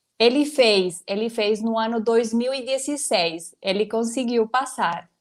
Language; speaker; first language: Portuguese; non-native, fluent; Spanish